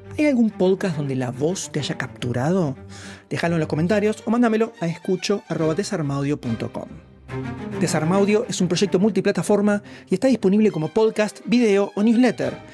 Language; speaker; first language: Spanish; native; Spanish